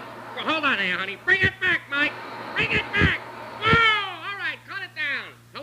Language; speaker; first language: English; native; English